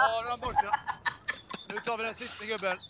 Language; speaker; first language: Swedish; native; Swedish